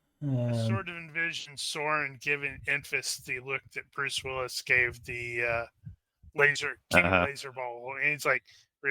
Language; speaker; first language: English; native; English